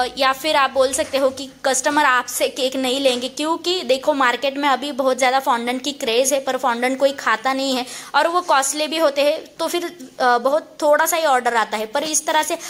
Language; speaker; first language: Hindi; non-native, local second language; Marathi